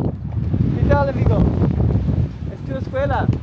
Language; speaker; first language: Spanish; non-native, learner; English